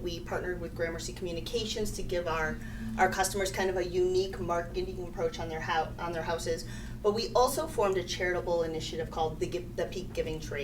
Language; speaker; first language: English; native; English